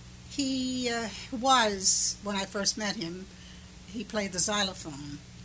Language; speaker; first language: English; early bilingual, other home language; Finnish